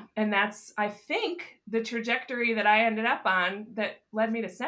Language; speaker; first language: English; native; English